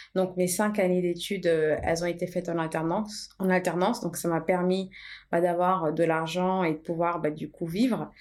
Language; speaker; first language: French; non-native, fluent; Portuguese